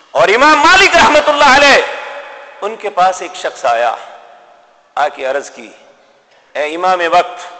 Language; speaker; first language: Urdu; non-native, local second language; Punjabi